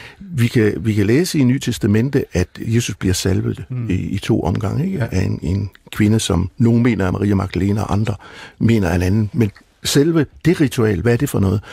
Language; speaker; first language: Danish; native; Danish